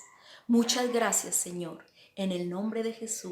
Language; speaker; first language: Spanish; native; Spanish